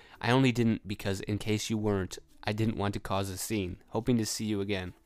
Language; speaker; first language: English; native; English